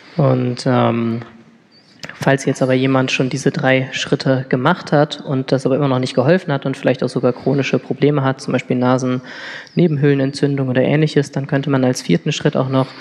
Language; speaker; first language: German; native; German